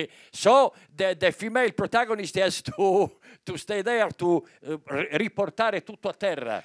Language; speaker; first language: English; non-native, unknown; Italian